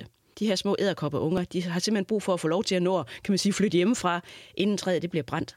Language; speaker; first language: Danish; native; Danish